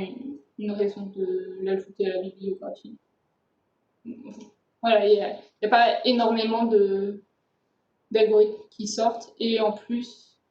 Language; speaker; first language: French; native; French